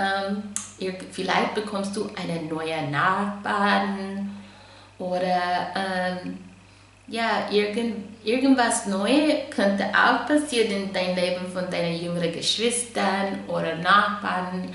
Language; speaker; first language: German; non-native, fluent; English